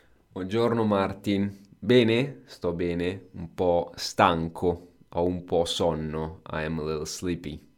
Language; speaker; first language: Italian; native; Italian